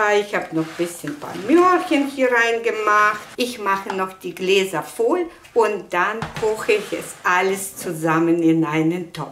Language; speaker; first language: German; non-native, fluent; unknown